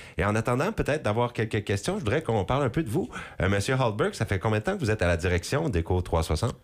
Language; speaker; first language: French; native; French